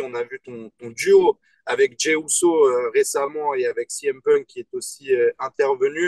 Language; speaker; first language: French; native; French